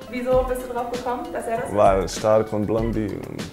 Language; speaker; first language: German; non-native, learner; Croatian